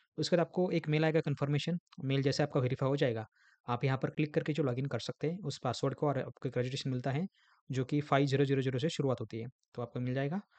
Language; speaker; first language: Hindi; non-native, local second language; Marathi